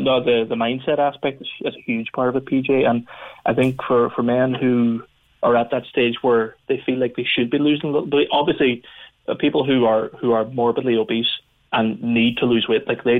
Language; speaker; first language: English; native; English